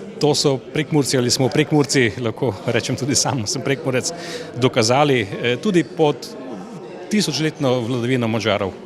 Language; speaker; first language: Slovenian; native; Slovenian